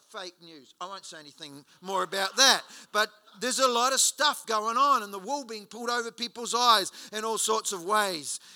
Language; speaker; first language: English; native; English